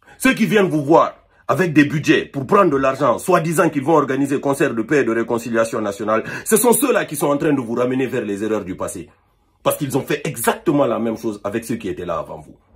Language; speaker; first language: French; non-native, local second language; Fula